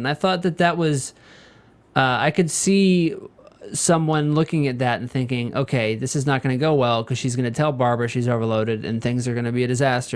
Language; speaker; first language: English; native; English